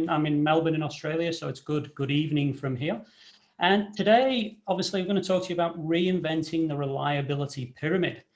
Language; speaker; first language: English; native; English